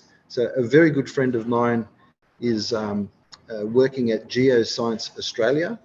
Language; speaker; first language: English; native; English